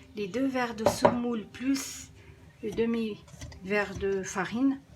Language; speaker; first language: French; non-native, local second language; Arabic